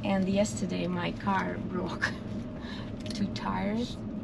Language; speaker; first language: English; non-native, learner; Russian